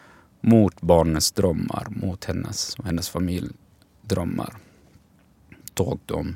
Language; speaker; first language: Swedish; non-native, fluent; Arabic